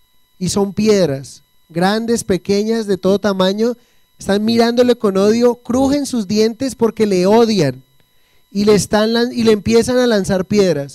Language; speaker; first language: Spanish; native; Spanish